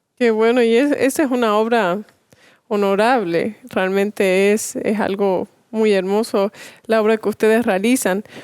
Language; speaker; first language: Spanish; native; Spanish